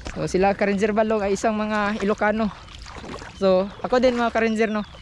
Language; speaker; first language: Filipino; non-native, local second language; Iloko